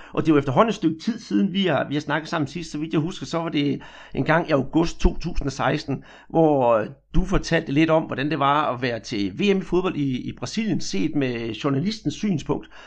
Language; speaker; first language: Danish; native; Danish